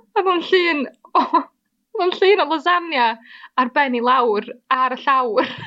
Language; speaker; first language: Welsh; native; Welsh